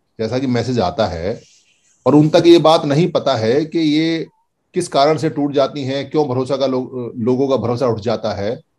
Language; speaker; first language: Hindi; native; Hindi